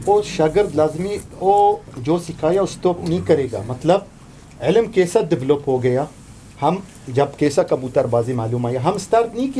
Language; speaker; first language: Hindi; non-native, learner; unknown